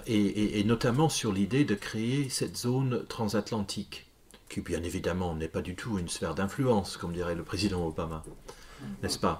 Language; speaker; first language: French; non-native, fluent; English